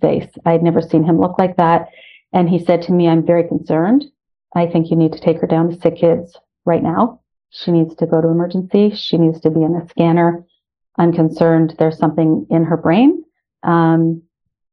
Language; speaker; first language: English; native; English